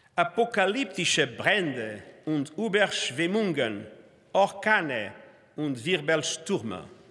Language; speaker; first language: German; non-native, fluent; Portuguese